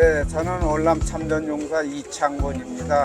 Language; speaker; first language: Korean; native; Korean